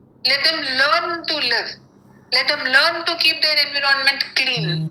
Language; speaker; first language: English; non-native, local second language; Telugu